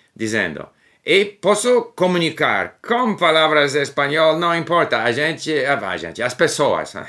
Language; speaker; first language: Portuguese; non-native, learner; English